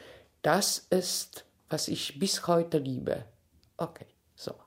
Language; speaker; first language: German; non-native, fluent; Polish